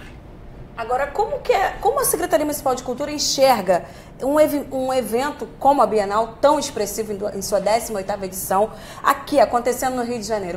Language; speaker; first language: Portuguese; native; Portuguese